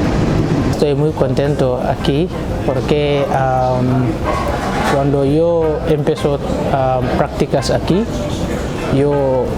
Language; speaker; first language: Spanish; non-native, learner; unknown